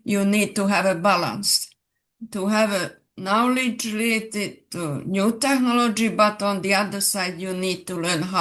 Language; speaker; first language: English; non-native, fluent; Serbian